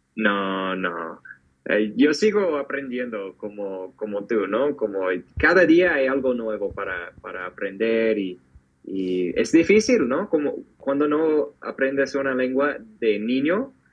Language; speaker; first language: Spanish; non-native, fluent; English